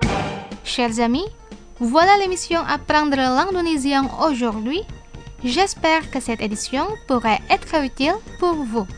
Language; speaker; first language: French; non-native, fluent; Indonesian